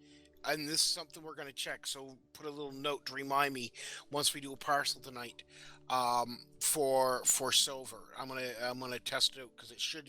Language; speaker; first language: English; native; English